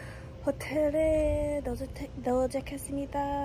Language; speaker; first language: Korean; non-native, learner; English